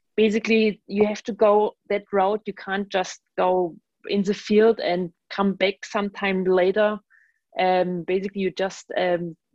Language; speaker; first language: English; non-native, fluent; German